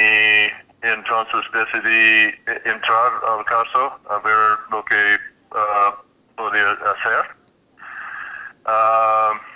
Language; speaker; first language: Spanish; non-native, fluent; English